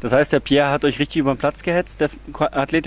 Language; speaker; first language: German; native; German